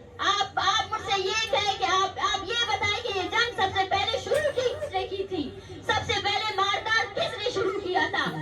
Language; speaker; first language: Urdu; non-native, local second language; Baluchi